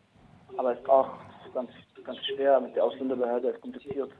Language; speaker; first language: German; non-native, learner; Arabic